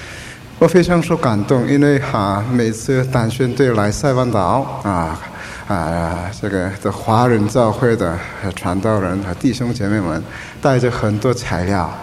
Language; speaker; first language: Chinese; non-native, fluent; Korean